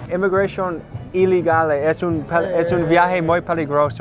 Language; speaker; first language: Spanish; non-native, learner; English